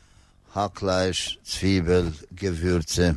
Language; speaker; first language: German; non-native, fluent; Albanian